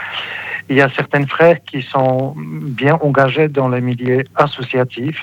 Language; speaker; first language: French; non-native, fluent; Polish